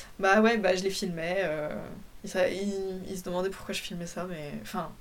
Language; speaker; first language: French; early bilingual, other home language; Polish